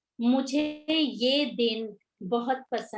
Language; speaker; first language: Hindi; native; Hindi